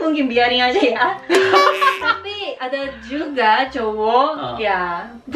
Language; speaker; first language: Indonesian; non-native, fluent; Japanese